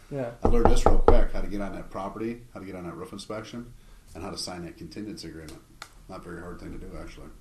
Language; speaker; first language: English; native; English